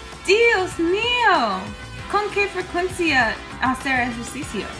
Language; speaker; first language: Spanish; non-native, learner; English